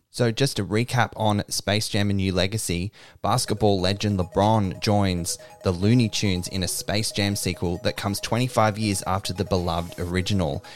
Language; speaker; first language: English; native; English